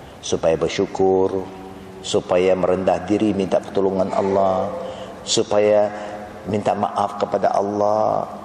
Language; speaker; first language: Malay; native; Malay